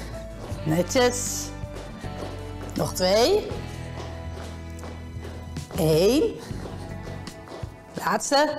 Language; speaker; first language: Dutch; native; Dutch